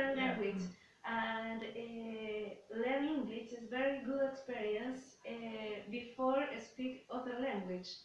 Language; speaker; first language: English; non-native, learner; Spanish